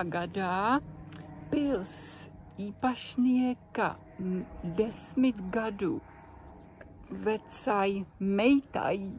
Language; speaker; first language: Latvian; non-native, fluent; Czech